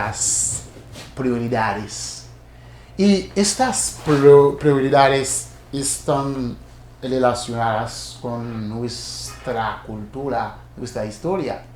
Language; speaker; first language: Spanish; non-native, fluent; Haitian Creole